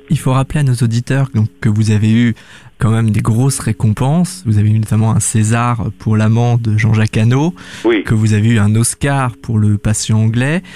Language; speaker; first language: French; native; French